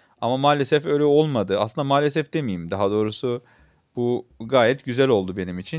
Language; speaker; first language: Turkish; native; Turkish